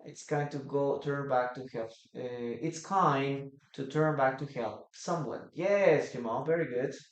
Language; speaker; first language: English; non-native, fluent; Spanish